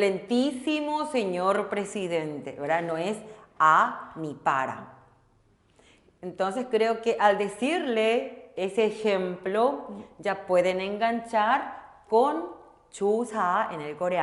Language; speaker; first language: Spanish; non-native, local second language; Korean